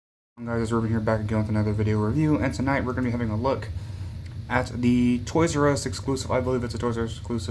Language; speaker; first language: English; native; English